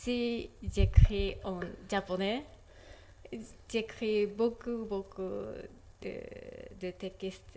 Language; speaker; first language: French; non-native, learner; Japanese